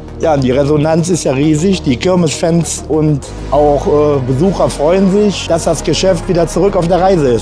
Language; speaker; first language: German; native; German